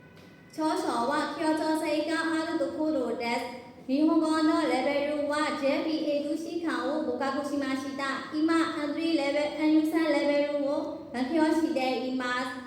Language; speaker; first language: Japanese; non-native, learner; Burmese